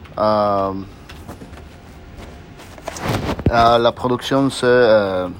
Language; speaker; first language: French; non-native, learner; Spanish